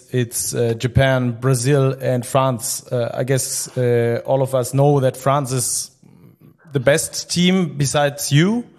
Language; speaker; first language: English; non-native, fluent; German